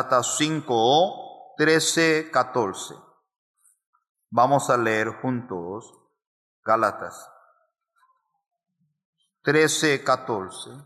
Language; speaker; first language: Spanish; non-native, fluent; Korean